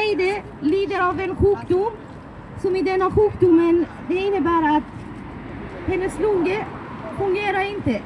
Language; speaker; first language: Swedish; non-native, fluent; Persian